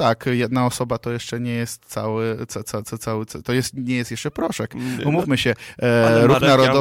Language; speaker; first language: Polish; native; Polish